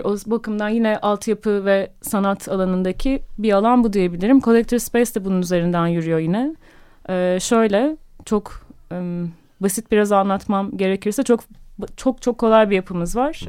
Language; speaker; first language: Turkish; native; Turkish